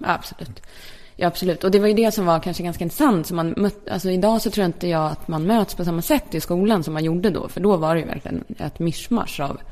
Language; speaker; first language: Swedish; early bilingual, other home language; Polish